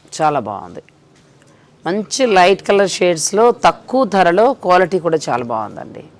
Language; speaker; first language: Telugu; native; Telugu